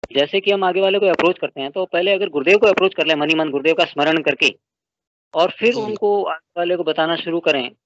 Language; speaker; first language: Hindi; native; Hindi